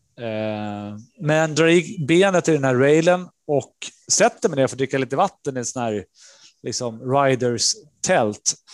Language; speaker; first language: Swedish; early bilingual, other home language; Spanish